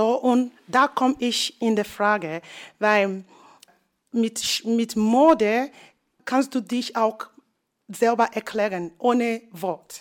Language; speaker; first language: German; non-native, learner; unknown